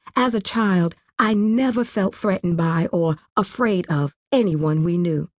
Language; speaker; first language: English; non-native, local second language; Kinyarwanda